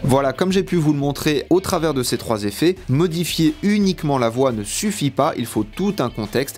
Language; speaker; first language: French; native; French